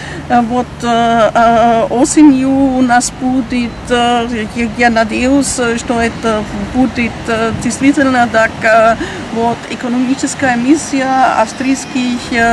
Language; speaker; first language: Russian; non-native, fluent; German